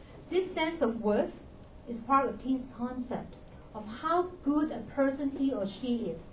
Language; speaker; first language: English; non-native, local second language; Cantonese